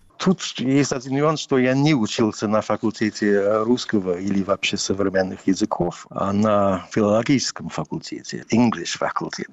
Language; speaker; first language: Russian; non-native, fluent; English